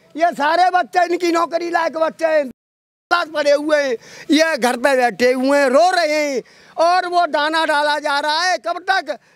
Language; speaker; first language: Hindi; native; Hindi